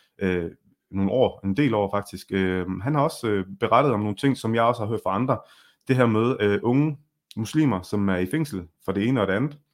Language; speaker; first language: Danish; early bilingual, other home language; Arabic